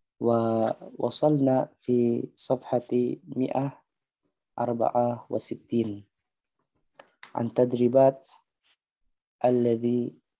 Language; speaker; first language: Arabic; non-native, fluent; Indonesian